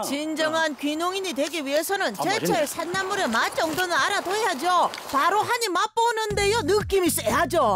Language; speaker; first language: Korean; native; Korean